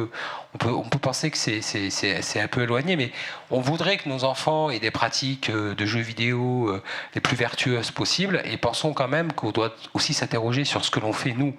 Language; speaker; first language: French; native; French